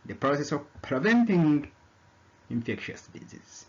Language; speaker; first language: English; non-native, local second language; Amharic